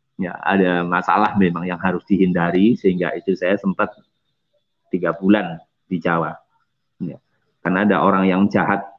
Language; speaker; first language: Indonesian; non-native, local second language; Javanese